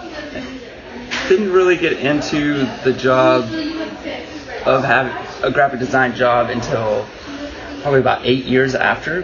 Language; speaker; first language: English; native; English